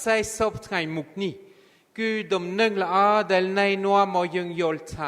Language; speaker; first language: Khmer; non-native, fluent; French